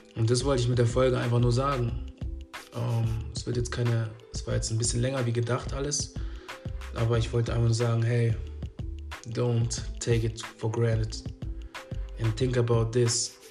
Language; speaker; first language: German; native; German